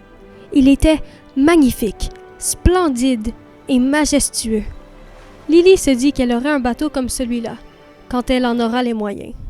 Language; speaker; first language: French; native; French